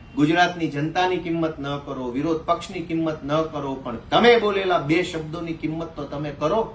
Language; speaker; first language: Gujarati; native; Gujarati